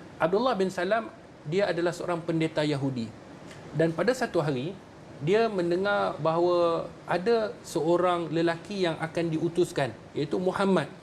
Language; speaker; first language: Malay; native; Malay